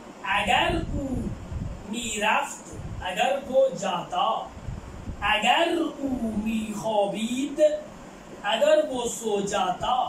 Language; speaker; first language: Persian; non-native, fluent; Urdu